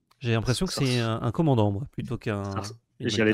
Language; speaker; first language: French; native; French